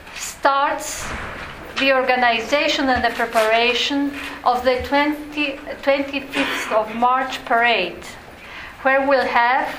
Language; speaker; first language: English; non-native, fluent; Greek